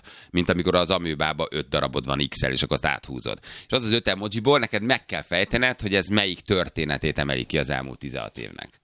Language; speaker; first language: Hungarian; native; Hungarian